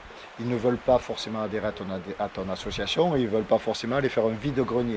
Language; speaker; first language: French; native; French